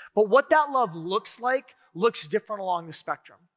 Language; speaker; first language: English; native; English